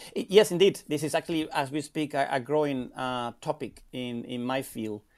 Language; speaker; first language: English; non-native, fluent; Spanish